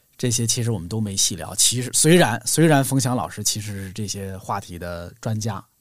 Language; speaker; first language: Chinese; native; Chinese